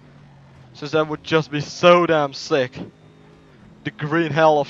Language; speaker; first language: English; non-native, fluent; Dutch